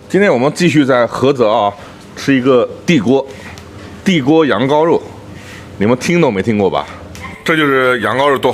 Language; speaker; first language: Chinese; native; Chinese